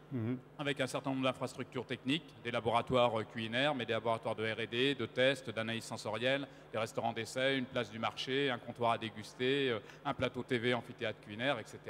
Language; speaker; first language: French; native; French